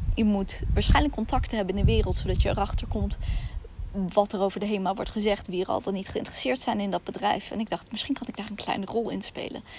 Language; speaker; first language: Dutch; early bilingual, other home language; Russian